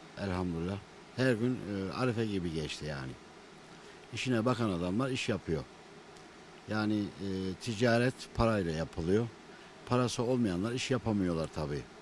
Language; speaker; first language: Turkish; native; Turkish